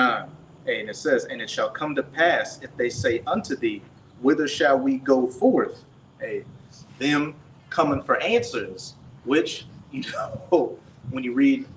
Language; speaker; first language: English; native; English